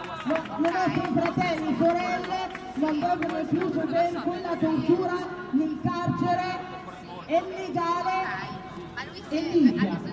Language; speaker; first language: Italian; non-native, fluent; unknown